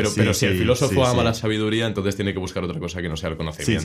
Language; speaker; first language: Spanish; native; Spanish